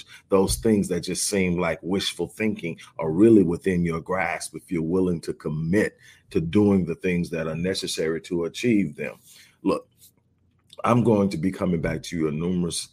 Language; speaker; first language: English; native; English